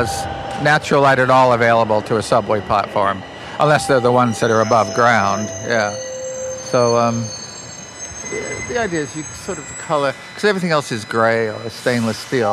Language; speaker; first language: English; native; English